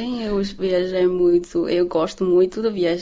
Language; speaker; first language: Portuguese; non-native, learner; Chinese